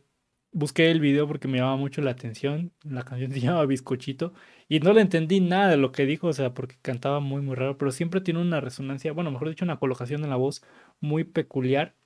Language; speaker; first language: Spanish; native; Spanish